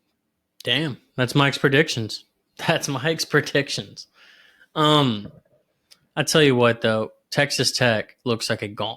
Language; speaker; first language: English; native; English